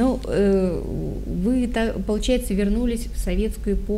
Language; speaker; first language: Russian; native; Russian